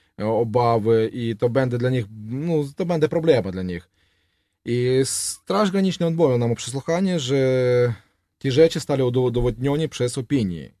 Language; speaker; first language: Polish; non-native, learner; Russian